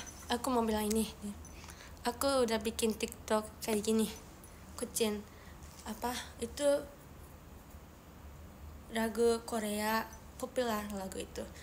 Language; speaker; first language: Indonesian; non-native, learner; Japanese